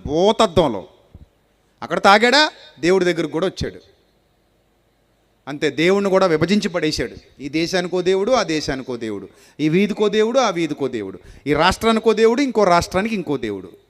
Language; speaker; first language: Telugu; native; Telugu